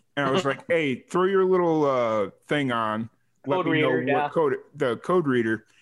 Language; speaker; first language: English; native; English